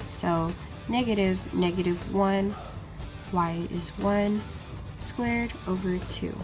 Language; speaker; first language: English; native; English